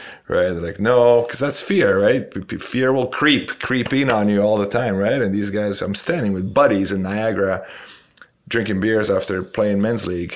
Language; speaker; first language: English; non-native, fluent; Romanian